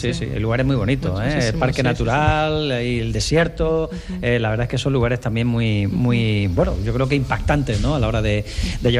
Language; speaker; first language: Spanish; native; Spanish